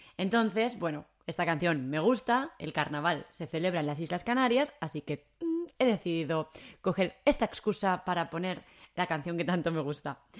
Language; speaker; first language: Spanish; native; Spanish